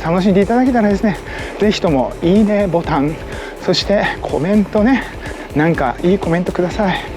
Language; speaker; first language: Japanese; native; Japanese